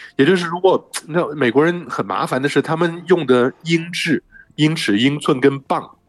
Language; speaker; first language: Chinese; native; Chinese